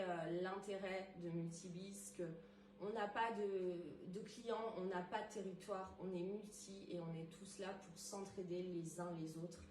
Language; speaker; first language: French; native; French